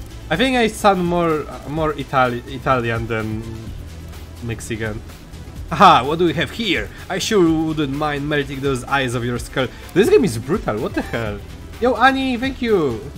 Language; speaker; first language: English; non-native, fluent; Polish